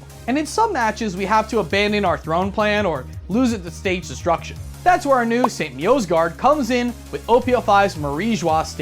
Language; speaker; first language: English; native; English